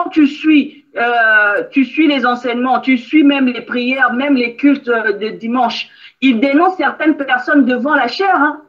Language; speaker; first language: French; non-native, local second language; Lingala